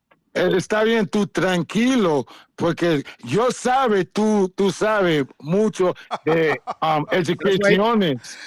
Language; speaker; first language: Spanish; non-native, learner; English